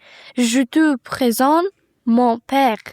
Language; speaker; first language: French; non-native, learner; Uzbek